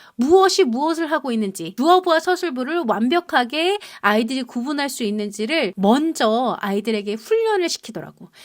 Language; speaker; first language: Korean; native; Korean